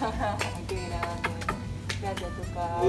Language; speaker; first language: Spanish; native; Spanish